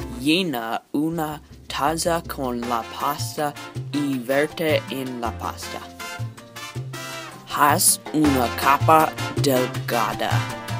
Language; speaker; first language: Spanish; non-native, learner; English